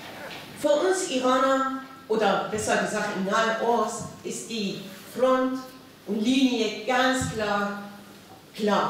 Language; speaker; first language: German; non-native, fluent; Persian